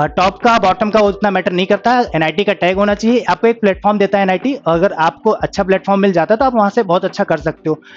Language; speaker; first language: Hindi; native; Hindi